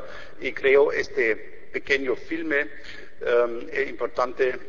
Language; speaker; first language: Portuguese; non-native, learner; German